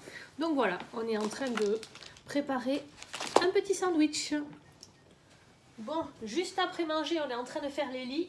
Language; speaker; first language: French; native; French